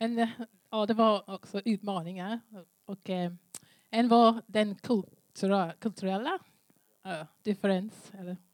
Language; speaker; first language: Swedish; non-native, learner; English